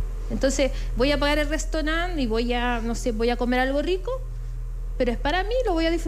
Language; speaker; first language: Spanish; native; Spanish